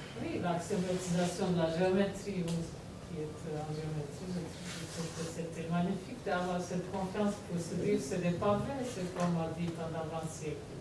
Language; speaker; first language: French; non-native, fluent; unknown